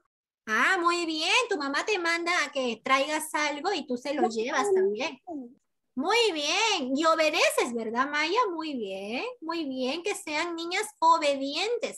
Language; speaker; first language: Spanish; native; Spanish